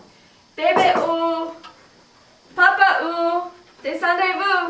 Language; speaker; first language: French; non-native, learner; English